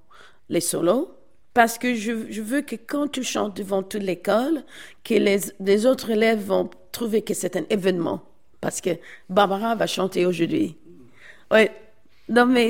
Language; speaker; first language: French; non-native, fluent; English